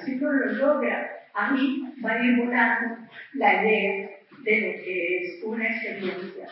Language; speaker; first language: Spanish; native; Spanish